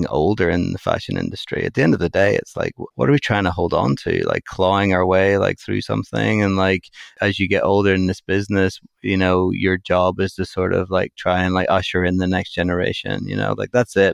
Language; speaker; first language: English; native; English